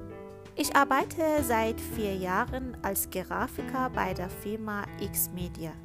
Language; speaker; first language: German; non-native, fluent; Persian